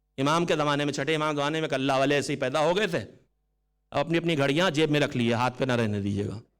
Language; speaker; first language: Urdu; native; Urdu